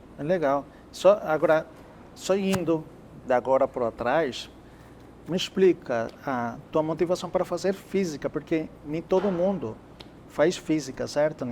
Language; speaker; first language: Portuguese; non-native, fluent; Spanish